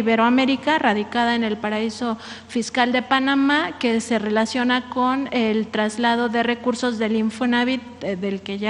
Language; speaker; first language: Spanish; native; Spanish